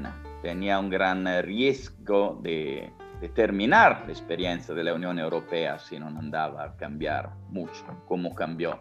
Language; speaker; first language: Spanish; non-native, fluent; Italian